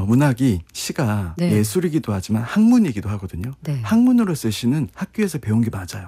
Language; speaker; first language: Korean; native; Korean